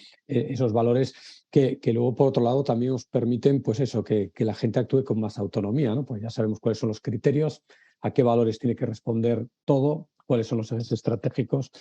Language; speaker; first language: Spanish; native; Spanish